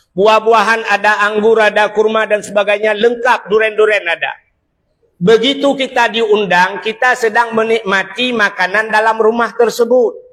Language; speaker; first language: Malay; non-native, local second language; Achinese